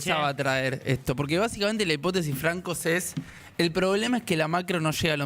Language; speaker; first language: Spanish; native; Spanish